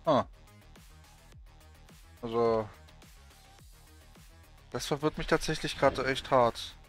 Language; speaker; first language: German; native; German